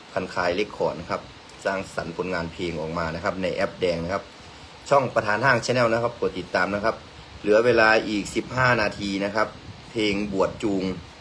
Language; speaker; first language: Thai; native; Thai